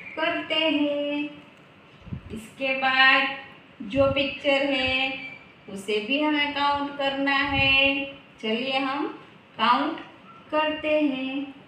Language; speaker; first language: Hindi; non-native, local second language; Gujarati